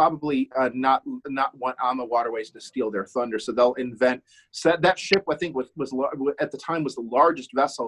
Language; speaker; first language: English; non-native, fluent; German